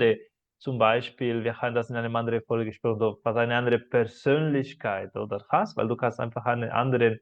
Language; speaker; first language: German; non-native, fluent; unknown